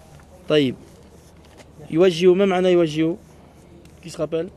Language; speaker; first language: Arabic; non-native, fluent; French